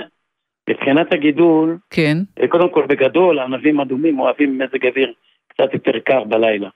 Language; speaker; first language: Hebrew; native; Hebrew